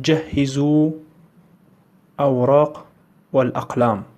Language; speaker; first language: Arabic; non-native, learner; Tajik